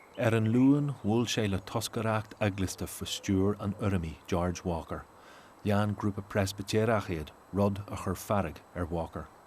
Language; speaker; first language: Irish; native; Irish